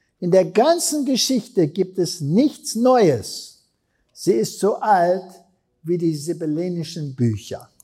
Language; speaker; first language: German; non-native, fluent; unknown